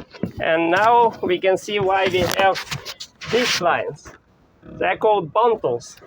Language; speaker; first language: English; non-native, fluent; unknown